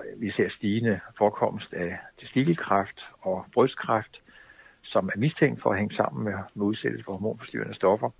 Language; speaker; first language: Danish; native; Danish